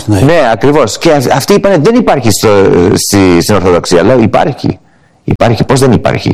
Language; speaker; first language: Greek; early bilingual, heritage; English